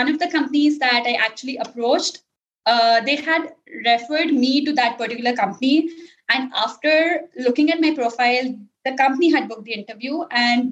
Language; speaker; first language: English; non-native, local second language; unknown